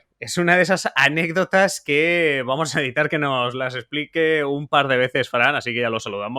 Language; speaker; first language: Spanish; native; Spanish